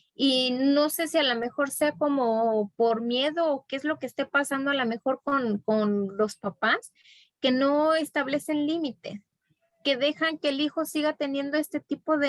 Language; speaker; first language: Spanish; native; Spanish